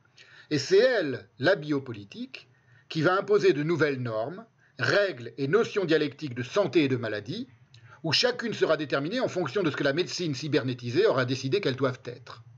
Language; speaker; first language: French; native; French